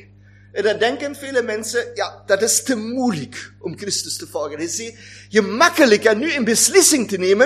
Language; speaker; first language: Dutch; non-native, fluent; German